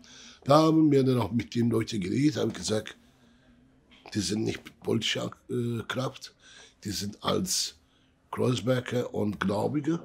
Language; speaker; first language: German; early bilingual, other home language; Turkish